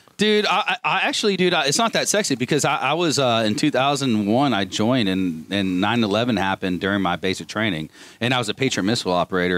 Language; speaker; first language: English; native; English